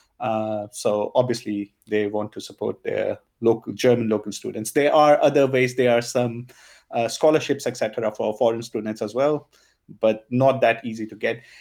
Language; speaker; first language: English; non-native, local second language; Punjabi